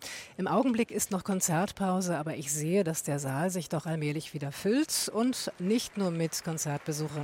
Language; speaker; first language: German; native; German